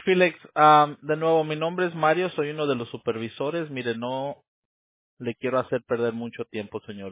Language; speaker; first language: Spanish; native; Spanish